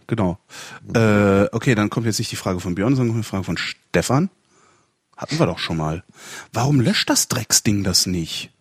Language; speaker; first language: German; native; German